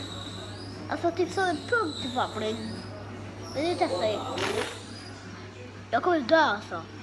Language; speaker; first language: Swedish; early bilingual, other home language; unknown